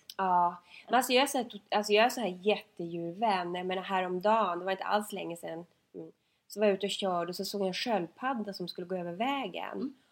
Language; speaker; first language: Swedish; native; Swedish